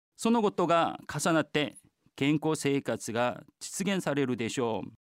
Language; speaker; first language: Japanese; non-native, fluent; Korean